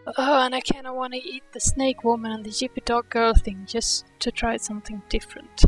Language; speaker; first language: English; non-native, fluent; Swedish